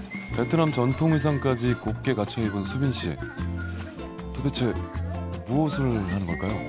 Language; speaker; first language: Korean; native; Korean